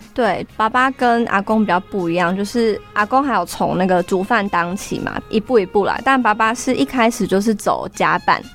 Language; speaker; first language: Chinese; native; Chinese